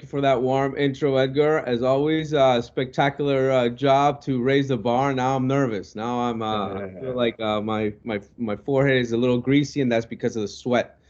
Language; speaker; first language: English; non-native, local second language; Spanish